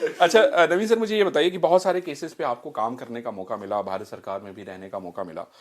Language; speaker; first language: Hindi; native; Hindi